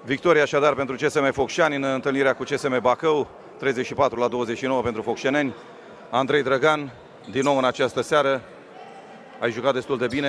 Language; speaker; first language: Romanian; native; Romanian